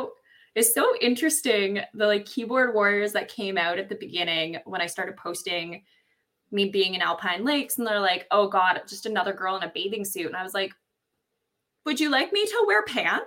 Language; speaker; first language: English; native; English